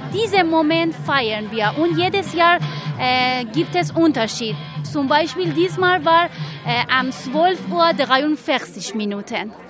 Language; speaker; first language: German; non-native, learner; Persian